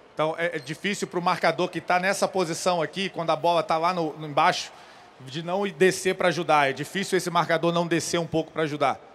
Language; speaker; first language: Portuguese; native; Portuguese